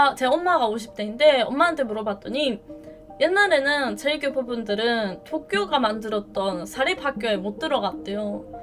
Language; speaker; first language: Korean; non-native, fluent; Japanese